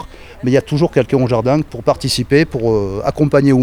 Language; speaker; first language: French; native; French